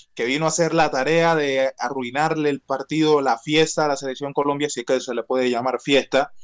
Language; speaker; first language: Spanish; native; Spanish